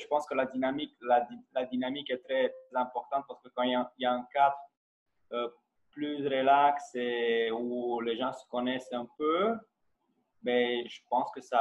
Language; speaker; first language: French; non-native, fluent; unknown